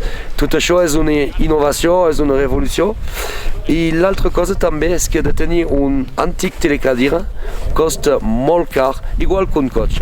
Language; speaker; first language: Catalan; non-native, fluent; French